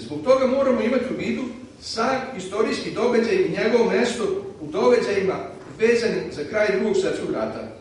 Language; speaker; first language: Serbian; native; Serbian